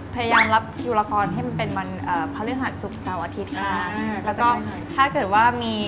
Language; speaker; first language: Thai; native; Thai